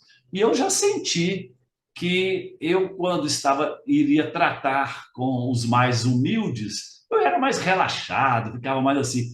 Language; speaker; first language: Portuguese; native; Portuguese